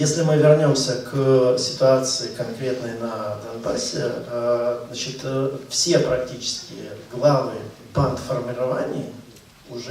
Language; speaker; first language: Russian; native; Russian